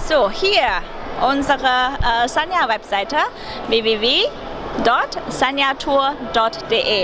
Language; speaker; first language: German; non-native, fluent; Chinese